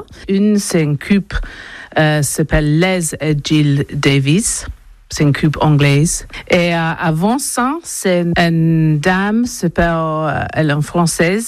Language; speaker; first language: French; non-native, learner; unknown